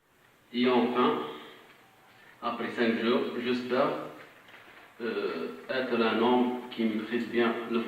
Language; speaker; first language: French; non-native, learner; Arabic